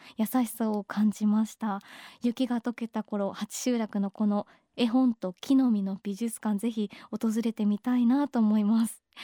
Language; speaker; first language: Japanese; native; Japanese